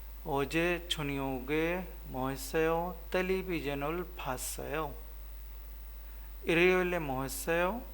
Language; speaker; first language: Korean; non-native, fluent; Urdu